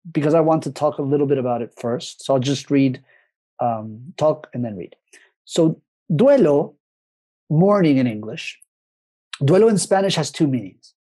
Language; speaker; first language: English; early bilingual, other home language; Spanish